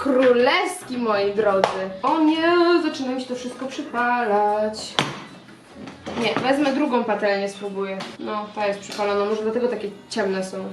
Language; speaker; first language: Polish; native; Polish